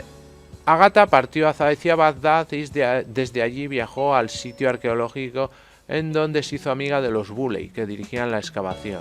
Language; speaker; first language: Spanish; native; Spanish